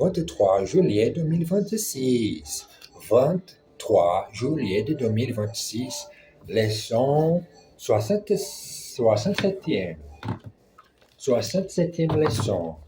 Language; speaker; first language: French; non-native, learner; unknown